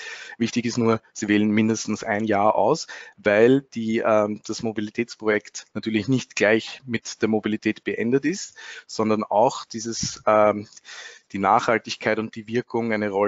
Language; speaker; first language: German; native; German